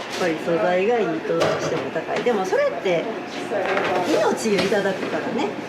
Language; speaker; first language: Japanese; native; Japanese